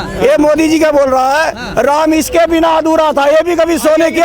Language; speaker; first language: Hindi; native; Hindi